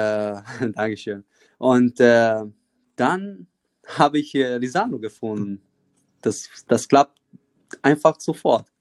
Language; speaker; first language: German; non-native, fluent; Italian